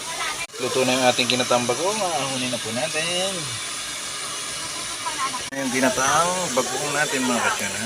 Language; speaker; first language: Filipino; native; Filipino